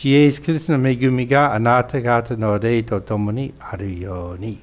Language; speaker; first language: Japanese; non-native, fluent; English